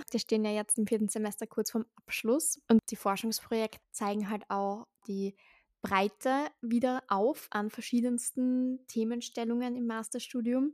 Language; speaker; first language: German; native; German